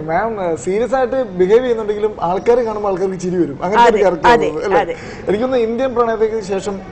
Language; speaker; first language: Malayalam; native; Malayalam